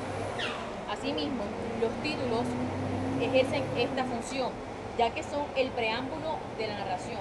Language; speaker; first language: Spanish; native; Spanish